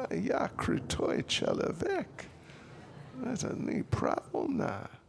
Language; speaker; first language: Russian; non-native, learner; English